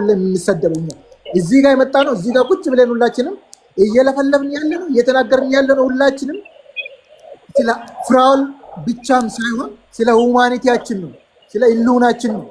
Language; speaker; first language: Amharic; non-native, local second language; Oromo